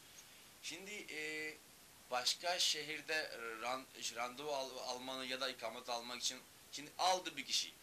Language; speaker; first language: Turkish; non-native, learner; Urdu